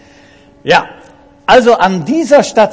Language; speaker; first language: German; native; German